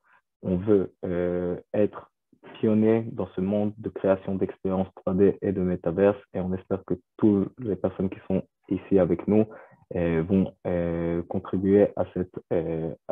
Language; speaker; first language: French; non-native, fluent; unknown